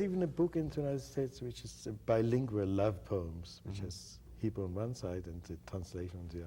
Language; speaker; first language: English; non-native, fluent; German